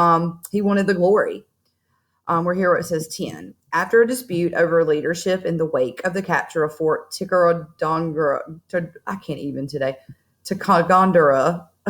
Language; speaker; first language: English; native; English